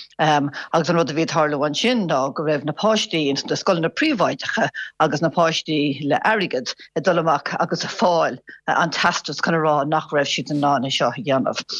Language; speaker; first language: Irish; non-native, local second language; English